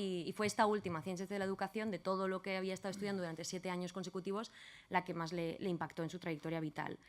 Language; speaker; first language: Spanish; native; Spanish